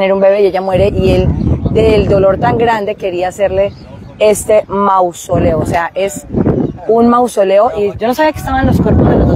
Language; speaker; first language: Spanish; native; Spanish